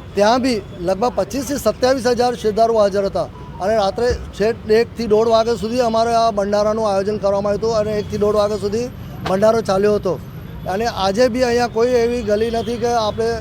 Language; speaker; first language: Gujarati; non-native, local second language; Sindhi